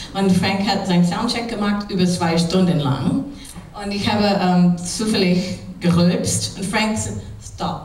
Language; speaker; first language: German; non-native, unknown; English